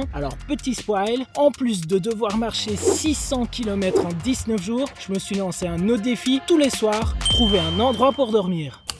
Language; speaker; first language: French; native; French